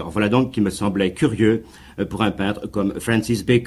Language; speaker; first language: French; native; French